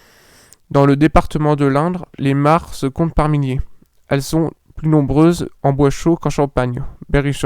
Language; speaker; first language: French; native; French